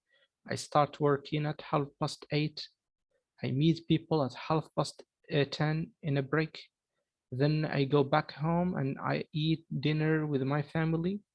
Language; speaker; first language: English; non-native, fluent; Arabic